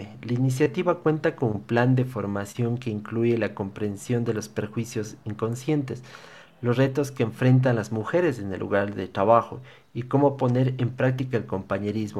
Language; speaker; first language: Spanish; native; Spanish